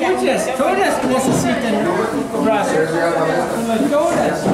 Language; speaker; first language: Spanish; non-native, learner; English